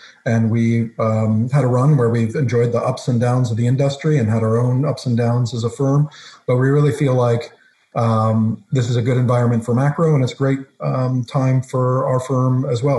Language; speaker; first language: English; native; English